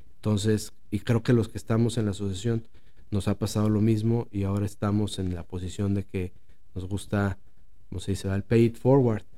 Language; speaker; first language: Spanish; native; Spanish